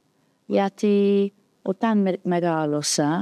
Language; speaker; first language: Greek; non-native, fluent; English